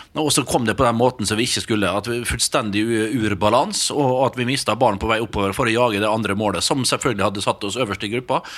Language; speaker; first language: Norwegian; native; Norwegian